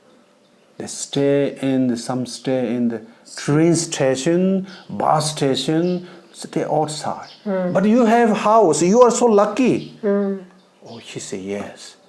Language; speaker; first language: English; non-native, learner; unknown